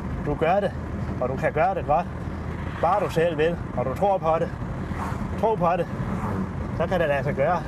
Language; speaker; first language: Danish; native; Danish